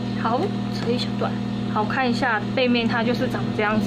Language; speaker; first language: Chinese; native; Chinese